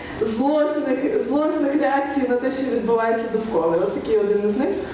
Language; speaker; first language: Ukrainian; native; Ukrainian